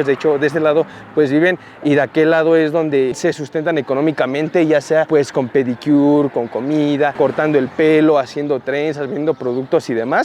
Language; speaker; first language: Spanish; native; Spanish